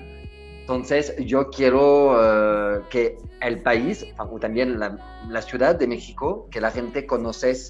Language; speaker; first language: Spanish; non-native, learner; French